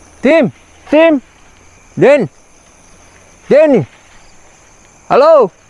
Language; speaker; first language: Malay; native; Malay